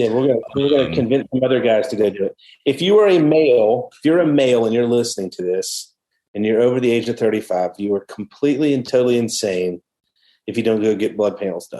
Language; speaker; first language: English; native; English